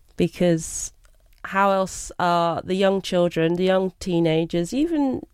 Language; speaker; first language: English; native; English